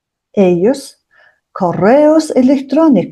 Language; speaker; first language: Spanish; non-native, fluent; Mongolian